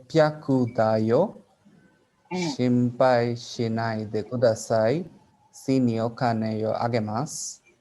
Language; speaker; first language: Japanese; non-native, learner; Filipino